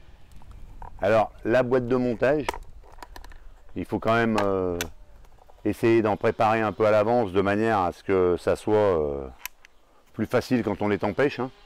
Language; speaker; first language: French; native; French